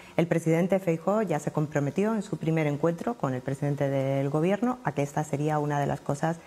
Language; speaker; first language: Spanish; native; Spanish